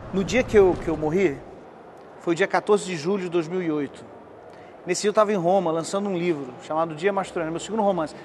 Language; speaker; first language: Portuguese; native; Portuguese